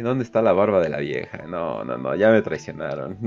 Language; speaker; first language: Spanish; native; Spanish